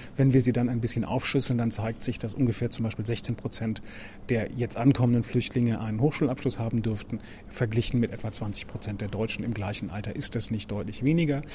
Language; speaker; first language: German; native; German